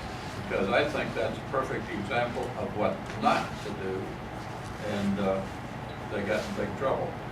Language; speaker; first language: English; native; English